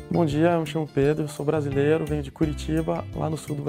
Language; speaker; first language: French; non-native, fluent; Portuguese